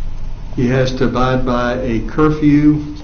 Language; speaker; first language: English; native; English